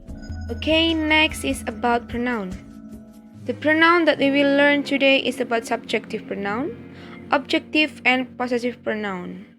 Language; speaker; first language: English; non-native, fluent; Indonesian